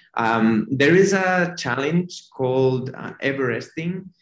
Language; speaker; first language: English; non-native, fluent; Spanish